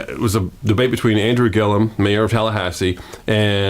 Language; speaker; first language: English; native; English